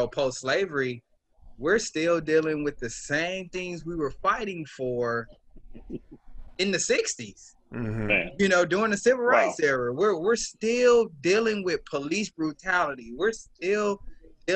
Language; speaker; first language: English; native; English